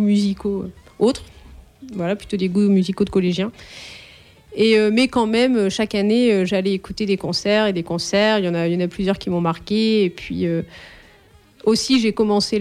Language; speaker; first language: French; native; French